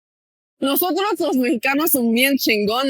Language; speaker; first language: Spanish; non-native, fluent; Chinese